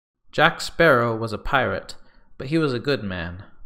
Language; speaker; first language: English; native; English